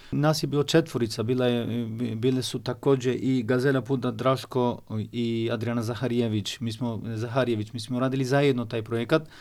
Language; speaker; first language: Serbian; non-native, fluent; Albanian